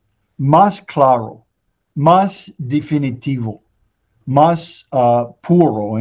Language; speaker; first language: Spanish; non-native, learner; English